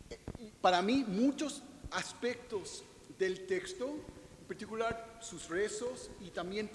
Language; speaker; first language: Spanish; non-native, fluent; English